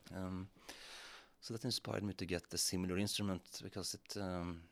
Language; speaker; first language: English; non-native, fluent; Norwegian